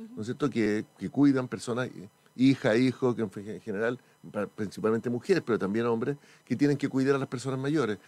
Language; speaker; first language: Spanish; native; Spanish